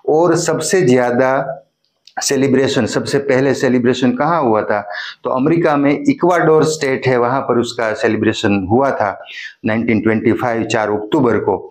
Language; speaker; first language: Hindi; non-native, local second language; Gujarati